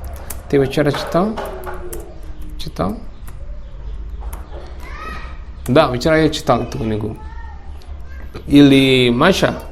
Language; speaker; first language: Russian; non-native, learner; Javanese